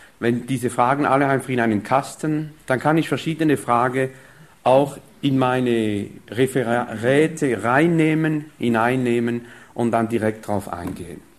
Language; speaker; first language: German; non-native, fluent; French